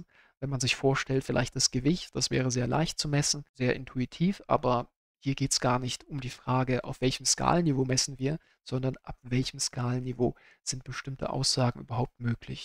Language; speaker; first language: German; native; German